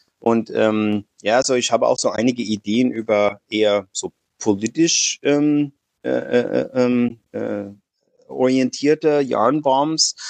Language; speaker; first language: German; non-native, fluent; English